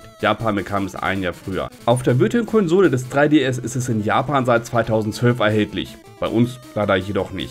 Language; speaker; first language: German; native; German